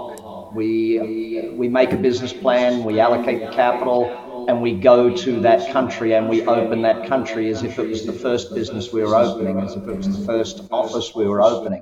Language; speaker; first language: English; native; English